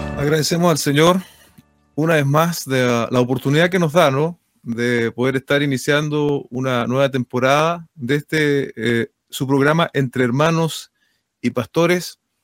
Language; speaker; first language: Spanish; native; Spanish